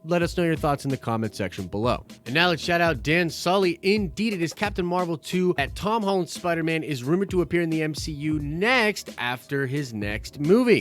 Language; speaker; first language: English; native; English